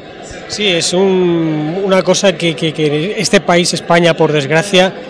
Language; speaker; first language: Spanish; native; Spanish